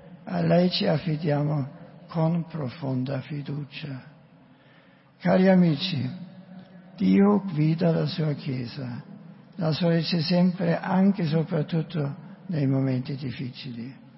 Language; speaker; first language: Italian; non-native, fluent; German